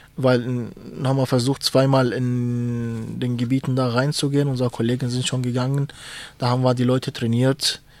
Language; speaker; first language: German; non-native, fluent; Kurdish